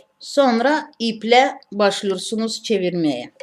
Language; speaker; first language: Turkish; non-native, learner; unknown